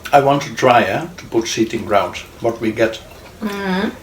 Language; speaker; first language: English; non-native, learner; Dutch